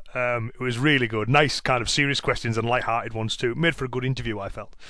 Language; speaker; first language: English; native; English